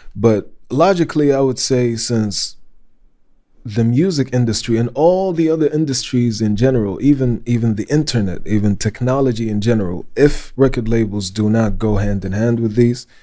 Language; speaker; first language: English; non-native, fluent; Arabic